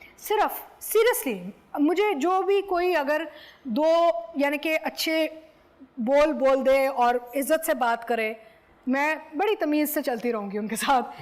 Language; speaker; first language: Hindi; native; Hindi